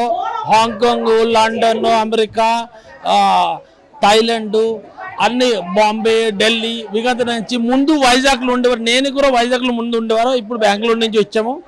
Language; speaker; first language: Telugu; non-native, fluent; Bangla